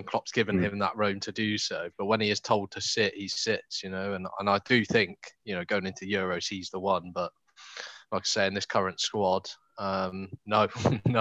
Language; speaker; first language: English; native; English